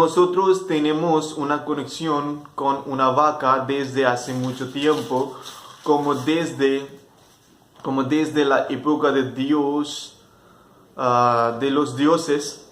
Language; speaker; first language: Spanish; non-native, fluent; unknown